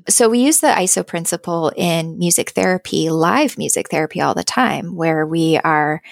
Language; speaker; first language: English; native; English